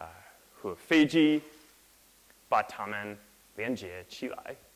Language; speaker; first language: Chinese; non-native, learner; English